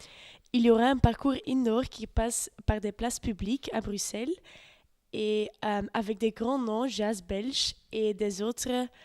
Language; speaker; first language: French; non-native, learner; Dutch